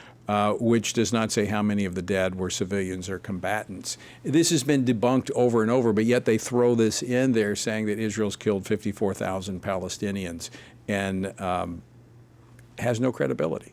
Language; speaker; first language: English; native; English